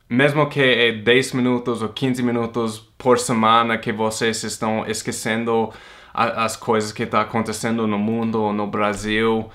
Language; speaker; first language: Portuguese; non-native, fluent; English